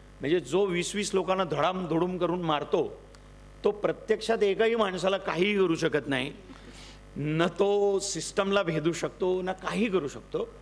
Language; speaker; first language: Marathi; non-native, local second language; Gujarati